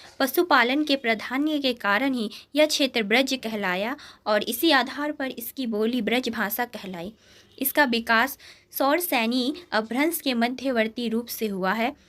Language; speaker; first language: Hindi; native; Hindi